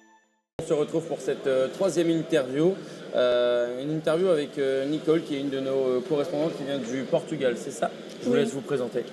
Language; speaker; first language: French; native; French